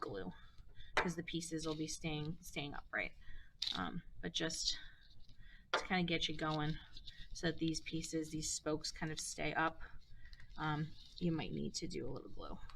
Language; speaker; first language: English; native; English